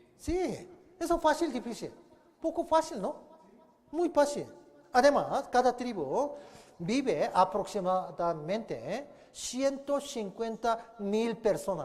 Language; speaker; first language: Spanish; non-native, learner; Korean